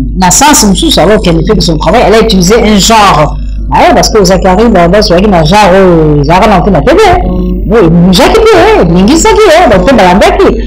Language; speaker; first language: French; non-native, local second language; Lingala